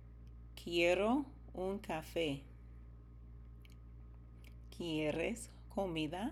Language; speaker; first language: Spanish; non-native, learner; English